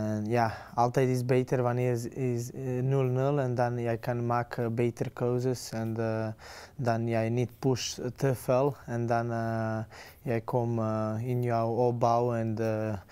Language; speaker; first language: Dutch; non-native, learner; Serbian